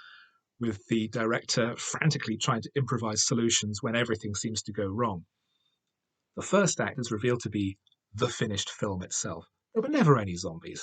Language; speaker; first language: English; native; English